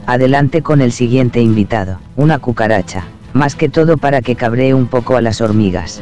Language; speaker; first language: Spanish; native; Spanish